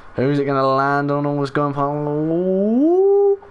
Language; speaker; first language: English; native; English